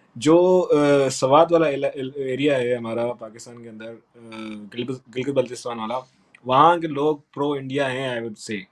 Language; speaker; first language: Urdu; non-native, local second language; Sindhi